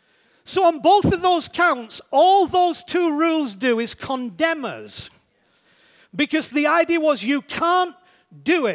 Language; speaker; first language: English; native; English